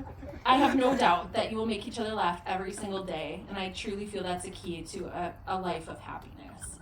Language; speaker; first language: English; native; English